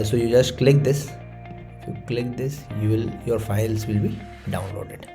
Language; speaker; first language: English; non-native, local second language; Hindi